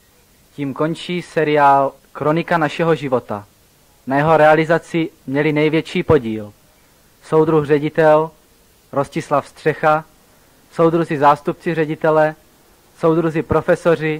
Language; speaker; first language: Czech; native; Czech